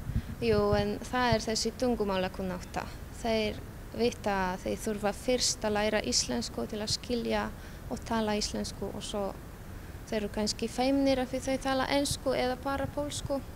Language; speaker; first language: Icelandic; non-native, fluent; Polish